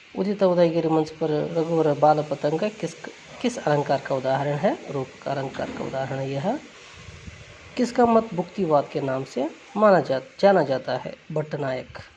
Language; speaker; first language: Hindi; non-native, local second language; Kannada